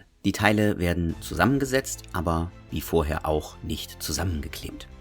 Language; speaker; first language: German; native; German